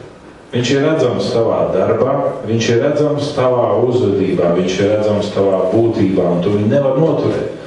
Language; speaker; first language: Latvian; native; Latvian